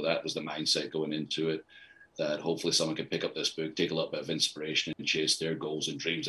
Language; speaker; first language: English; native; English